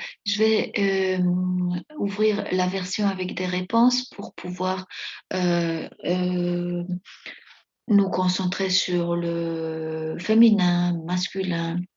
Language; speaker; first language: French; non-native, fluent; Spanish